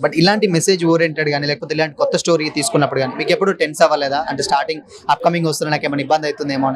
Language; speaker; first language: Telugu; native; Telugu